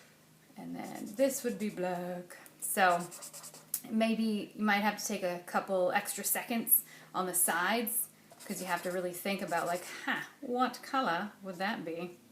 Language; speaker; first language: English; native; English